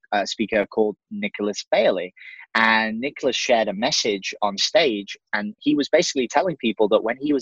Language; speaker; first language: English; native; English